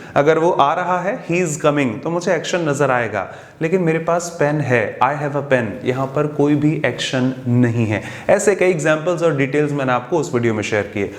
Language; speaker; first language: Hindi; native; Hindi